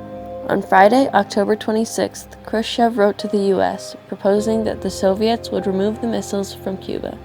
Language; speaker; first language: English; native; English